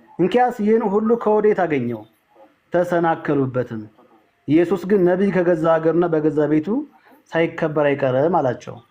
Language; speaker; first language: Amharic; native; Amharic